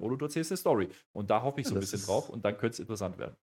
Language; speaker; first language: German; native; German